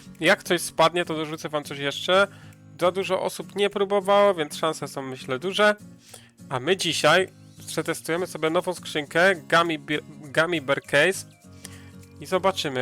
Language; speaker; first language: Polish; native; Polish